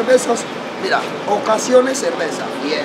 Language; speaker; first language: Spanish; native; Spanish